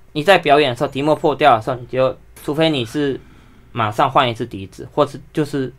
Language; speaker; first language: Chinese; native; Chinese